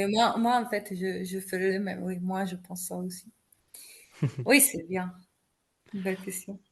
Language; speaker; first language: French; non-native, fluent; Italian